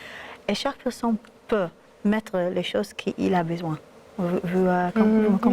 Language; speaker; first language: French; non-native, learner; Hebrew